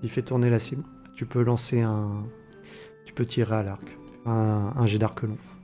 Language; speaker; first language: French; native; French